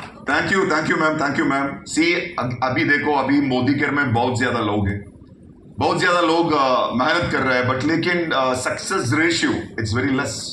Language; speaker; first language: Hindi; non-native, local second language; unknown